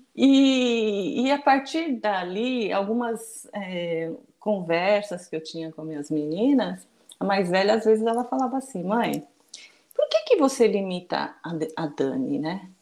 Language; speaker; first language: Portuguese; early bilingual, other home language; Japanese